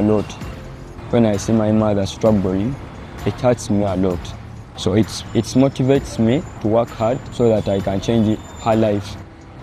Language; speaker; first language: English; non-native, local second language; Ganda